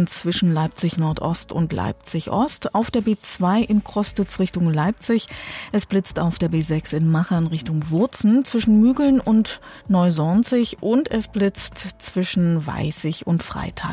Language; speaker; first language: German; native; German